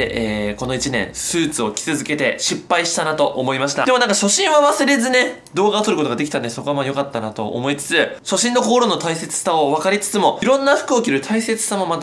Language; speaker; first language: Japanese; native; Japanese